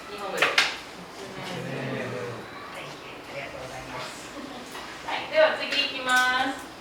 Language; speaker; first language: Japanese; non-native, fluent; English